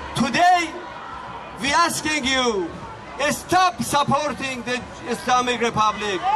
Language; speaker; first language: English; non-native, learner; Persian